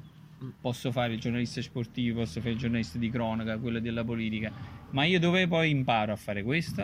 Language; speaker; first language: Italian; native; Italian